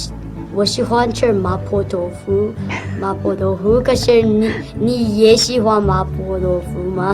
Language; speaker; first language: Chinese; non-native, learner; English